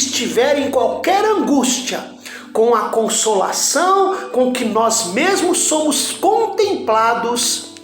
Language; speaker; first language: Portuguese; native; Portuguese